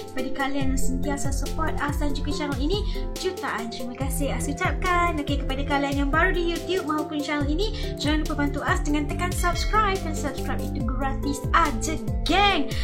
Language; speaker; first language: Malay; native; Malay